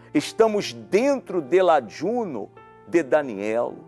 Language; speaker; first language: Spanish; non-native, learner; Portuguese